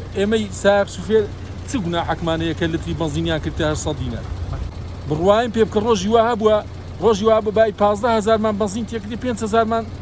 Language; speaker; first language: Central Kurdish; native; Central Kurdish